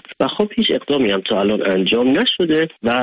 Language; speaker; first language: Persian; native; Persian